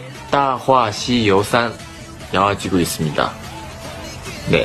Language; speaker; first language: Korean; non-native, fluent; Chinese